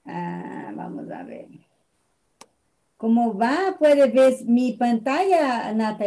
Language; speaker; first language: Spanish; non-native, fluent; Portuguese